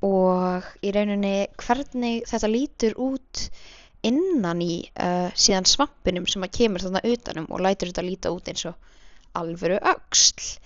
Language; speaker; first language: Icelandic; native; Icelandic